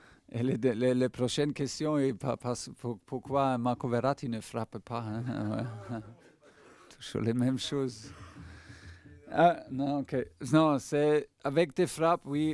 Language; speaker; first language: French; non-native, fluent; German